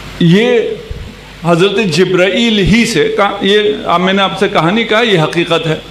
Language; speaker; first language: Urdu; non-native, local second language; Punjabi